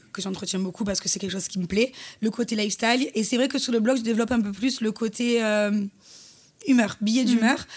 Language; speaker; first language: French; native; French